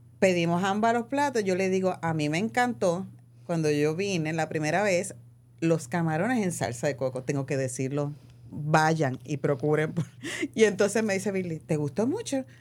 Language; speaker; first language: Spanish; native; Spanish